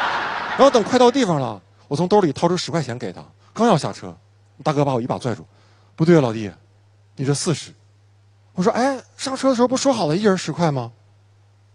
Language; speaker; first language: Chinese; native; Chinese